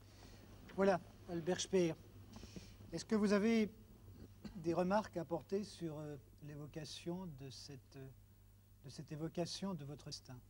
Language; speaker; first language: French; native; French